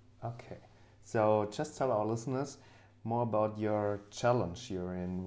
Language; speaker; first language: English; non-native, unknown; German